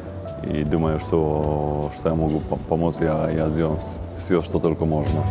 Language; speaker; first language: Russian; non-native, fluent; Polish